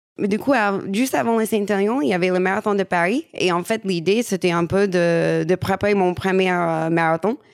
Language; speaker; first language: French; non-native, fluent; English